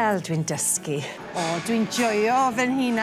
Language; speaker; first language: Welsh; non-native, learner; English